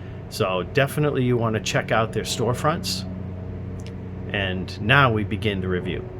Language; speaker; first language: English; native; English